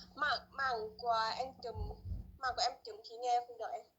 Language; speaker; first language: Vietnamese; early bilingual, heritage; Lao